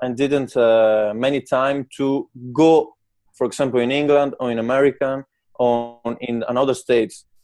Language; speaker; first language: English; non-native, learner; Italian